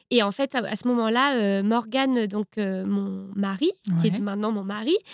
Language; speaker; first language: French; native; French